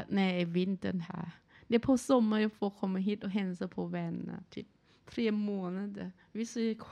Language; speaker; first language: Swedish; non-native, learner; Thai